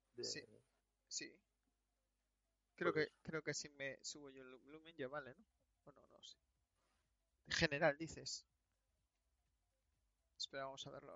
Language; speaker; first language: Spanish; native; Spanish